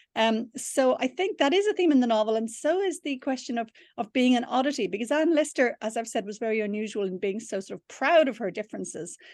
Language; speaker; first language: English; native; English